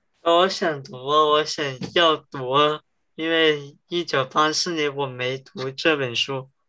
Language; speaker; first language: Chinese; early bilingual, heritage; Chinese